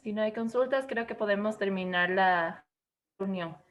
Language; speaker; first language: Spanish; native; Spanish